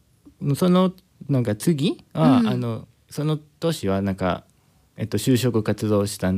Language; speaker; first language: Japanese; non-native, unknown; Spanish